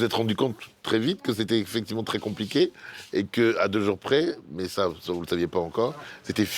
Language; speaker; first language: French; native; French